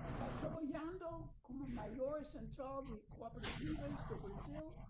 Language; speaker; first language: Portuguese; non-native, learner; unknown